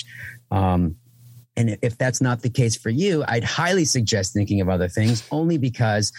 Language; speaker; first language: English; native; English